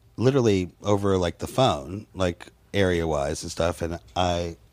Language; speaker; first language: English; native; English